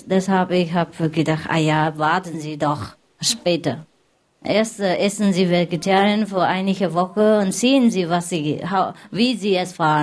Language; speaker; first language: German; non-native, learner; Vietnamese